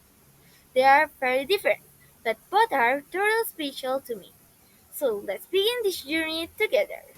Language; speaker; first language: English; non-native, learner; Indonesian